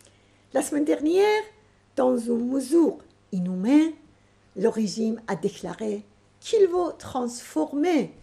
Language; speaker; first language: French; non-native, fluent; Persian